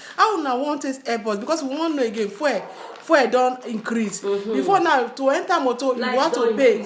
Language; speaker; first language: Nigerian Pidgin; non-native, local second language; Yoruba